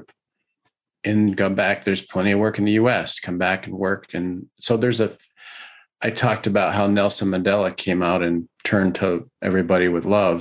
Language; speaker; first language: English; native; English